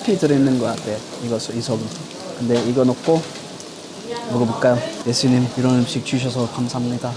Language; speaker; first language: Korean; non-native, learner; English